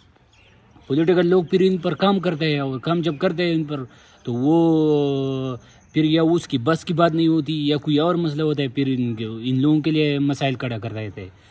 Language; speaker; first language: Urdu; non-native, local second language; Pashto